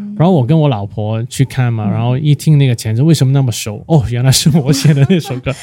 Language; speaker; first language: Chinese; non-native, fluent; Cantonese